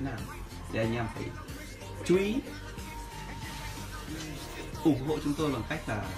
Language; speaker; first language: Vietnamese; native; Vietnamese